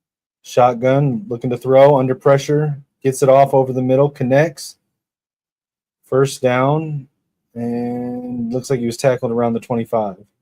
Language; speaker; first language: English; native; English